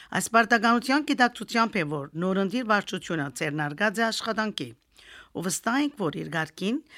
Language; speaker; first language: Armenian; early bilingual, heritage; Armenian